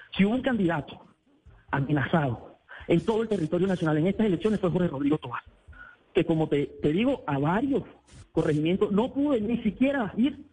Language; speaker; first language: Spanish; native; Spanish